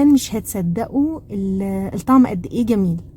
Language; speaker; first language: Arabic; native; Arabic